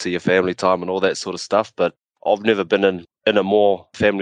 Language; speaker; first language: English; native; English